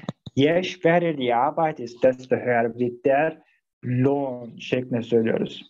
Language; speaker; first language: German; non-native, fluent; Turkish